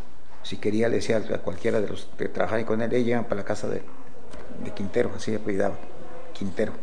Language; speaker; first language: Spanish; native; Spanish